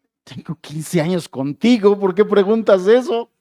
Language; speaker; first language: Spanish; native; Spanish